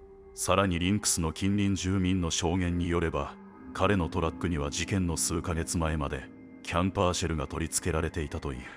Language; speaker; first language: Japanese; native; Japanese